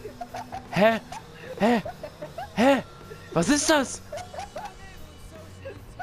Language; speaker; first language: German; native; German